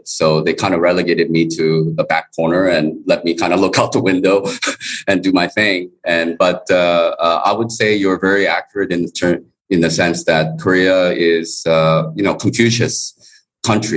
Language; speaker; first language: English; early bilingual, other home language; Korean